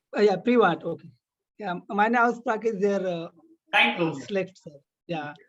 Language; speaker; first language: German; non-native, learner; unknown